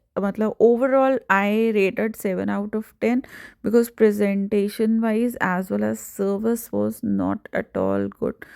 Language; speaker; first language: Hindi; native; Hindi